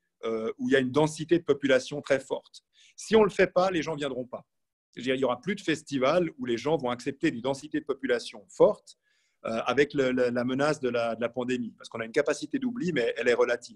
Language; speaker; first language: French; native; French